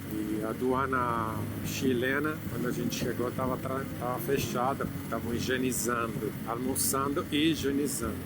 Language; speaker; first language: Portuguese; non-native, fluent; Italian